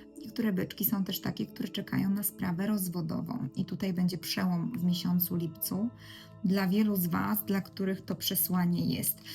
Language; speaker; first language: Polish; native; Polish